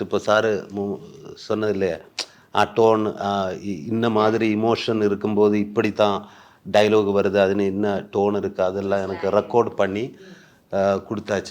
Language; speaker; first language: Tamil; non-native, learner; Malayalam